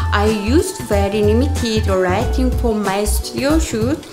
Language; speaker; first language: English; non-native, learner; Korean